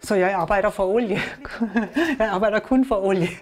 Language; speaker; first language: Danish; non-native, learner; German